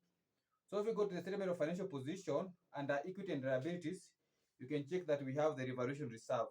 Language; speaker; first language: English; non-native, local second language; Swahili